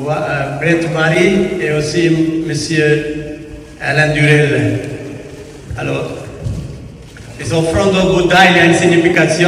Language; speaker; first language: French; non-native, fluent; Sinhala